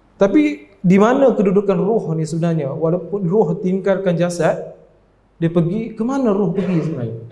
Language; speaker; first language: Malay; native; Malay